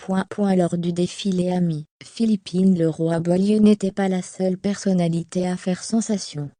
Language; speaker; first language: French; native; French